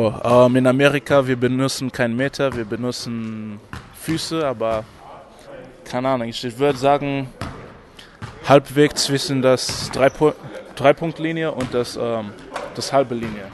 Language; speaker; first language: German; non-native, fluent; English